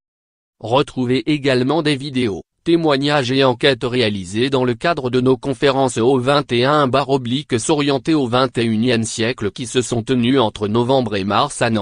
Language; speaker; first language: French; native; French